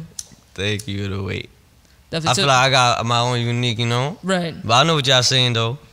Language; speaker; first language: English; native; English